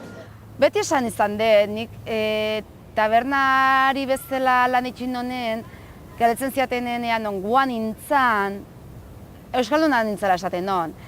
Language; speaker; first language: Basque; non-native, local second language; Spanish